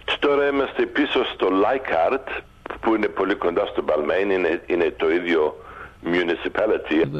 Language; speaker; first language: Greek; early bilingual, heritage; Greek